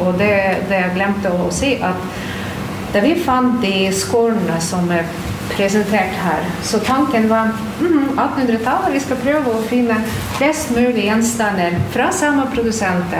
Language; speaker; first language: Norwegian; non-native, fluent; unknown